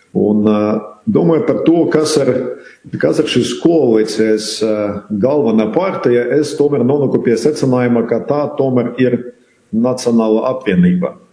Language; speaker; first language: Latvian; non-native, local second language; Russian